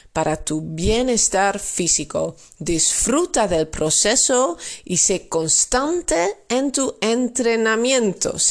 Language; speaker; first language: Spanish; non-native, fluent; Dutch